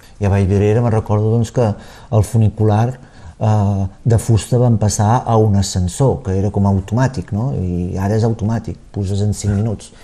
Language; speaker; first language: Catalan; native; Catalan